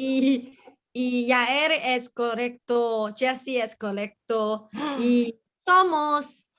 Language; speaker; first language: Spanish; non-native, learner; English